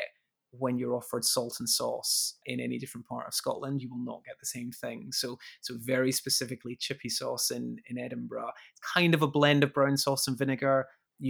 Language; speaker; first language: English; native; English